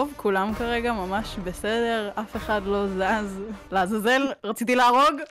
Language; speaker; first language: Hebrew; native; Hebrew